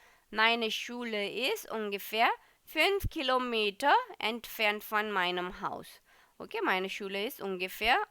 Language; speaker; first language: German; non-native, fluent; Hindi